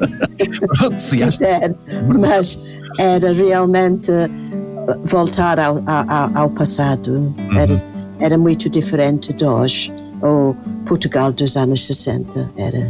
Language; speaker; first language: Portuguese; non-native, fluent; English